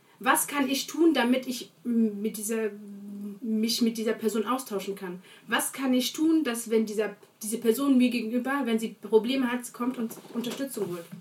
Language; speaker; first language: German; early bilingual, other home language; Portuguese